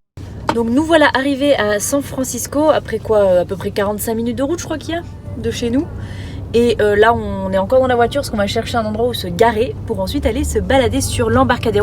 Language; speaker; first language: French; native; French